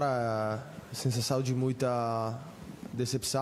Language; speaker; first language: Portuguese; non-native, fluent; Italian